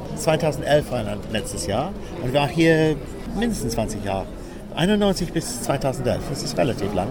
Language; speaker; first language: German; non-native, learner; English